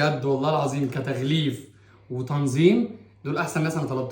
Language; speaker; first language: Arabic; native; Arabic